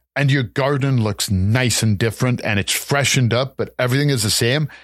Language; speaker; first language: English; native; English